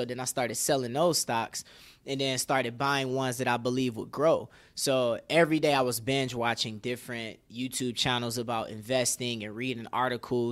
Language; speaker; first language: English; native; English